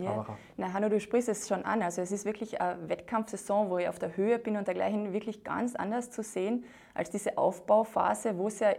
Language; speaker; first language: German; native; German